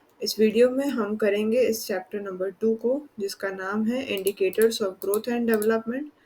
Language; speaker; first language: Hindi; non-native, local second language; Gujarati